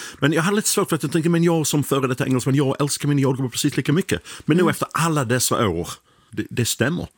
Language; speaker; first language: Swedish; non-native, fluent; English